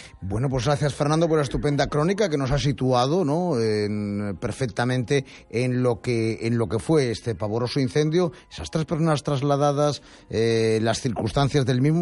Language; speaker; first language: Spanish; native; Spanish